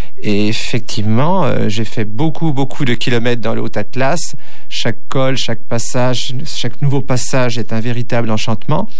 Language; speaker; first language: French; native; French